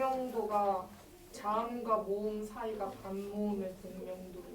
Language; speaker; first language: Korean; native; Korean